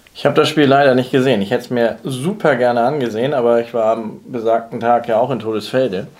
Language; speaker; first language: German; native; German